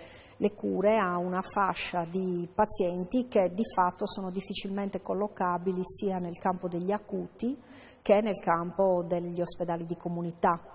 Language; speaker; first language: Italian; native; Italian